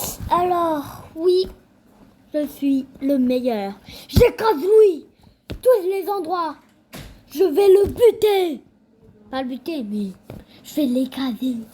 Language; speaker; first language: French; native; French